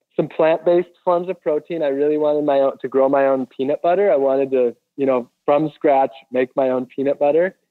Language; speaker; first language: English; native; English